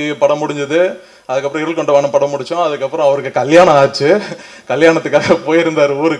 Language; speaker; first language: Tamil; native; Tamil